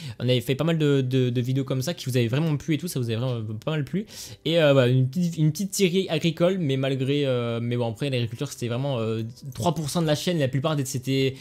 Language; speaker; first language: French; native; French